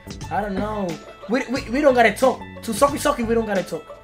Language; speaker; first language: English; non-native, learner; Spanish